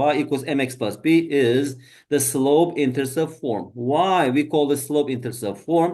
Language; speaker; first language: English; non-native, fluent; Uzbek